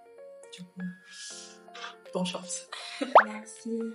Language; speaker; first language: French; non-native, learner; Thai